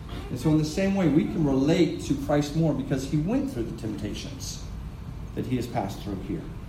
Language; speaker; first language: English; native; English